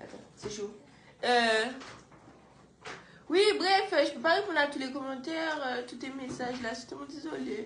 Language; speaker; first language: French; native; French